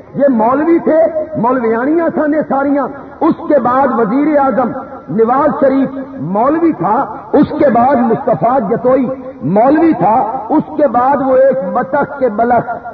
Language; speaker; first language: Urdu; non-native, local second language; Punjabi